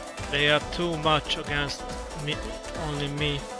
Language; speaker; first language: English; non-native, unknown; Hungarian